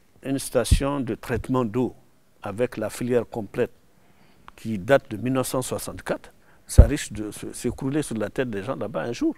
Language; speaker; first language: French; non-native, local second language; Susu